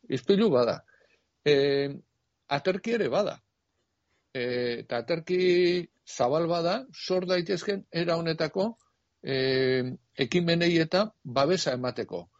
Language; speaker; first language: Basque; native; Basque